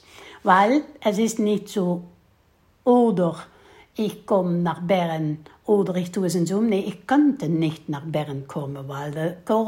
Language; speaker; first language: German; non-native, fluent; Dutch